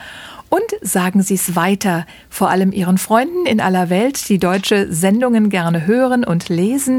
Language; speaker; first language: German; native; German